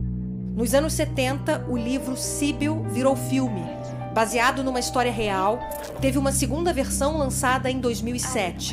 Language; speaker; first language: Portuguese; native; Portuguese